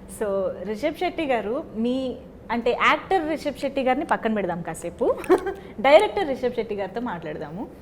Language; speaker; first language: Telugu; native; Telugu